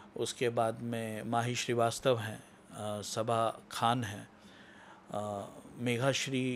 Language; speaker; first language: Hindi; non-native, local second language; Marathi